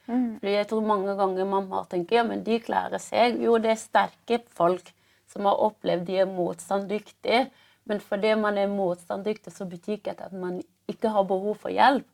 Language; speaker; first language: Norwegian; early bilingual, other home language; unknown